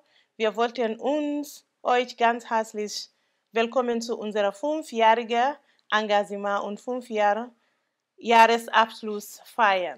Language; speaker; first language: German; non-native, local second language; Mandingo